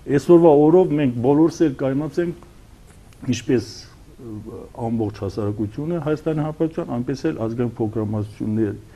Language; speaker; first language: Armenian; non-native, local second language; Kurdish